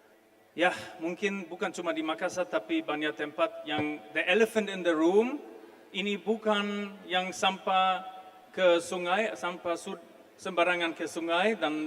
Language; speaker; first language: Indonesian; non-native, fluent; German